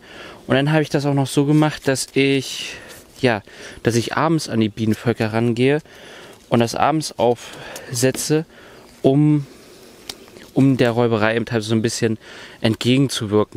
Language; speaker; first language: German; native; German